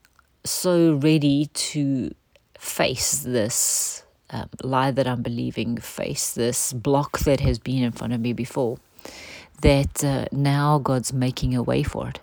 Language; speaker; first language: English; native; English